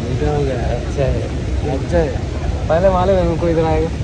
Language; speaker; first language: Hindi; non-native, local second language; Malayalam